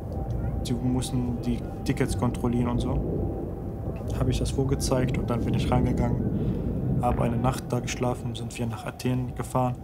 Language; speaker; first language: German; non-native, fluent; Arabic